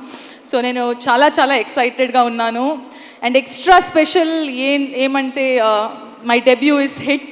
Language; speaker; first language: Telugu; non-native, learner; Kannada